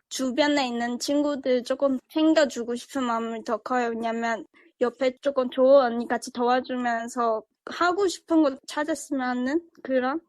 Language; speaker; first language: Korean; early bilingual, other home language; Chinese